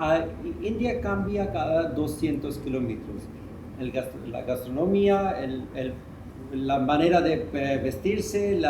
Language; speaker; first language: Spanish; non-native, fluent; Hindi